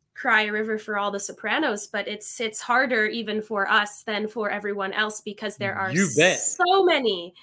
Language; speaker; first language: English; native; English